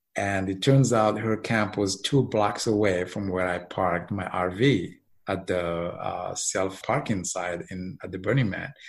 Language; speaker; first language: English; non-native, fluent; Arabic